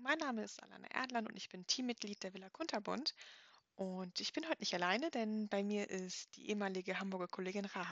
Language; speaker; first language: German; native; German